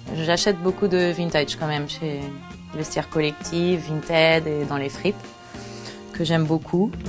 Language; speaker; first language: French; non-native, fluent; Portuguese